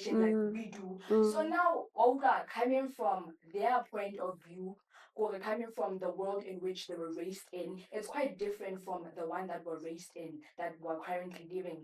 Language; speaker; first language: English; non-native, local second language; Southern Sotho